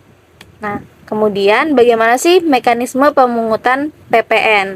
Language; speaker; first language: Indonesian; native; Indonesian